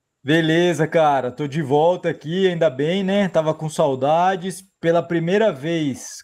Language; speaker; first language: Portuguese; native; Portuguese